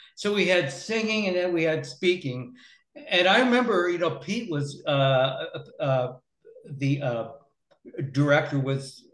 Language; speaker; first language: English; native; English